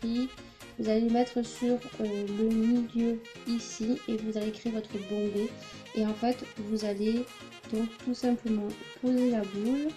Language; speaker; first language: French; native; French